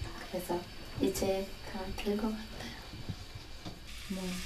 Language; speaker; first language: Korean; non-native, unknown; Sinhala